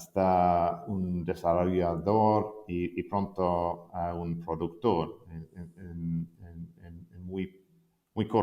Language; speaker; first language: Spanish; non-native, fluent; English